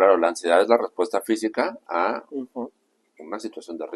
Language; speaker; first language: Spanish; native; Spanish